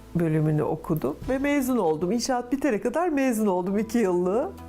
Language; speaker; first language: Turkish; native; Turkish